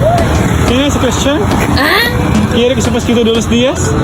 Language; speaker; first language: Spanish; non-native, learner; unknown